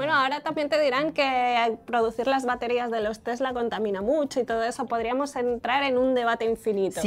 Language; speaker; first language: Spanish; native; Spanish